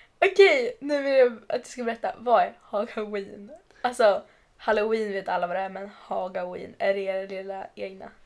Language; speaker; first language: Swedish; native; Swedish